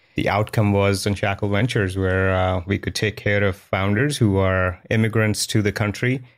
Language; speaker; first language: English; non-native, local second language; Hindi